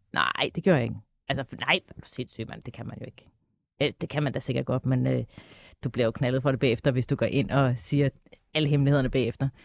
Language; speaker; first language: Danish; native; Danish